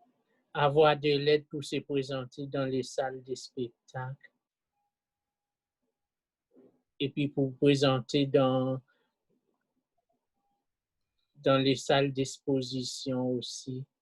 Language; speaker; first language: French; non-native, local second language; Haitian Creole